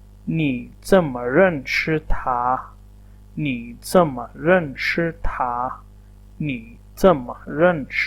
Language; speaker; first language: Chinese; non-native, fluent; Urdu